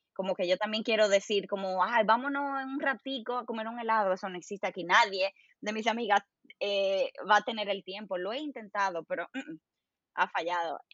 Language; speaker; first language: Spanish; native; Spanish